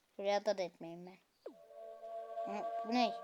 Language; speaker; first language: Turkish; native; Turkish